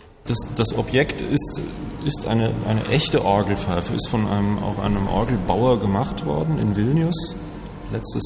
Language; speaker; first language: German; native; German